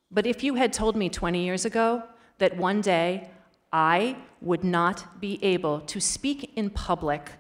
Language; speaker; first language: English; native; English